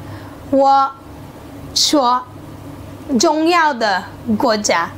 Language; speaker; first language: Chinese; non-native, learner; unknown